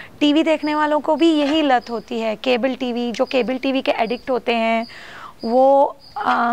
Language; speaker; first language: Hindi; non-native, local second language; Marathi